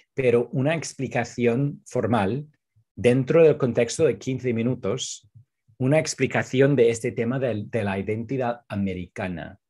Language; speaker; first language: Spanish; non-native, fluent; English